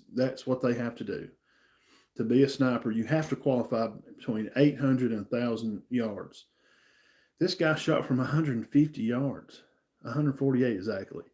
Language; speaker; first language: English; native; English